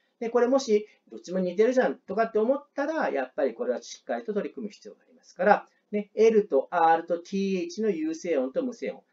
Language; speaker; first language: Japanese; native; Japanese